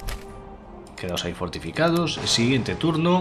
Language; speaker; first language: Spanish; native; Spanish